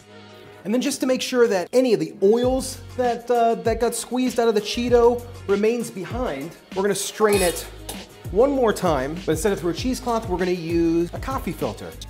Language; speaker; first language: English; native; English